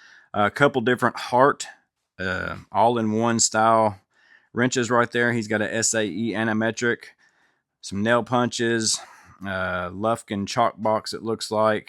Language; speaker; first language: English; native; English